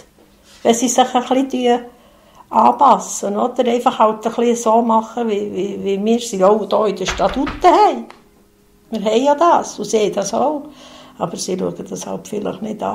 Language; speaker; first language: German; native; German